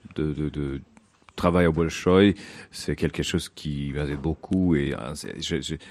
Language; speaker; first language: French; non-native, fluent; Russian